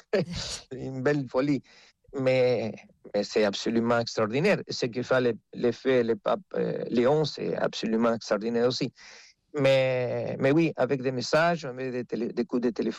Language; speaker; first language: French; non-native, fluent; Spanish